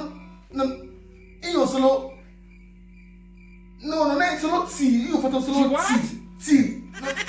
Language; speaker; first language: Italian; non-native, learner; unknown